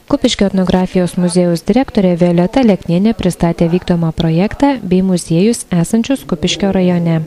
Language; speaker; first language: Lithuanian; native; Lithuanian